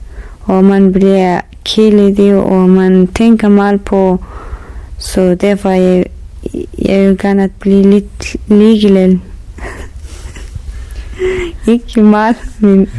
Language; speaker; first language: Danish; non-native, learner; Persian